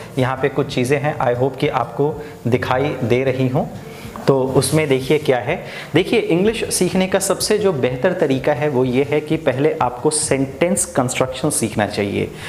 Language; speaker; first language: Hindi; native; Hindi